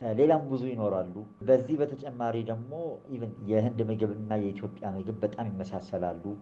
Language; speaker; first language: Amharic; early bilingual, other home language; Gujarati